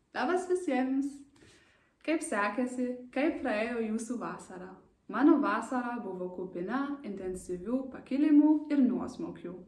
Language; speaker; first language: Lithuanian; non-native, learner; German